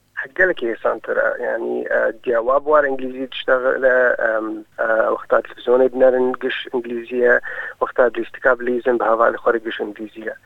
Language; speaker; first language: Kurdish; early bilingual, heritage; Kurdish